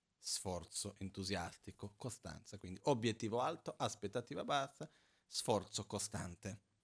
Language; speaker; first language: Italian; non-native, fluent; Portuguese